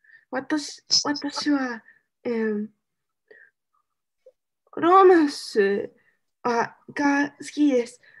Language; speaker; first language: Japanese; non-native, learner; English